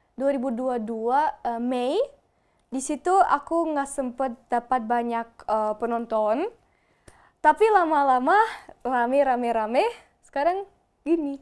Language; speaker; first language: Indonesian; non-native, fluent; German